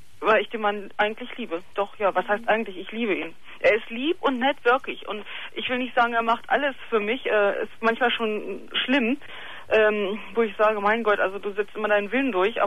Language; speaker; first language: German; native; German